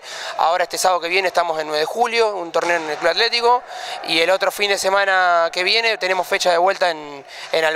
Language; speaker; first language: Spanish; native; Spanish